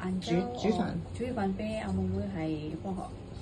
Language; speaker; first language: Chinese; non-native, learner; Indonesian